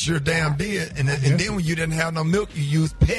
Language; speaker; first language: English; native; English